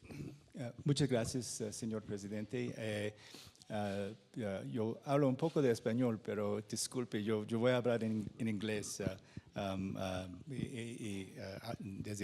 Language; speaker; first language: Spanish; non-native, learner; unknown